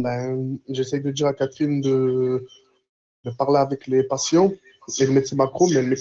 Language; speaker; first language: French; native; French